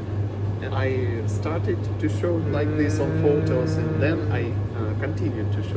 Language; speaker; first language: English; non-native, learner; Russian